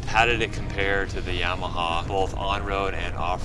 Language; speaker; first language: English; native; English